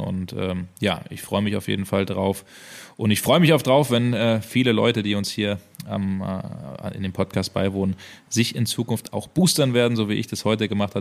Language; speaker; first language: German; native; German